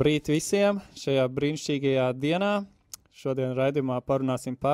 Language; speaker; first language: Latvian; native; Latvian